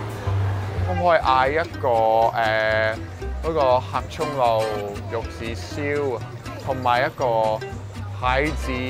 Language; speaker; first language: Chinese; non-native, fluent; English